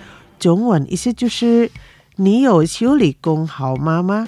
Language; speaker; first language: Chinese; non-native, local second language; Indonesian